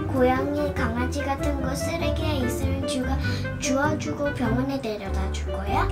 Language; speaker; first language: Korean; early bilingual, other home language; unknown